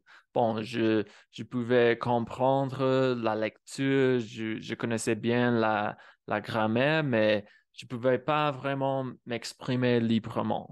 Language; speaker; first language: French; non-native, fluent; English